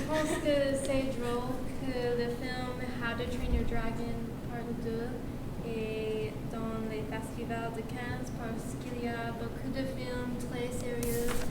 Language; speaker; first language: French; non-native, learner; English